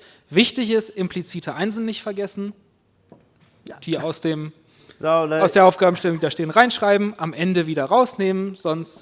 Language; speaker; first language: German; native; German